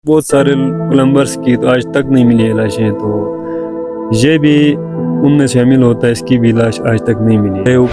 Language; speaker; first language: Urdu; non-native, local second language; Sicilian